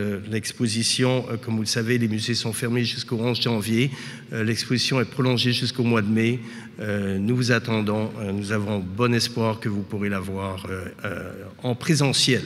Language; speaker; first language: French; native; French